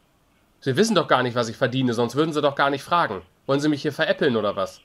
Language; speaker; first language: German; native; German